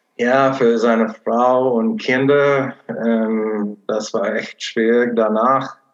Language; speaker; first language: German; non-native, fluent; English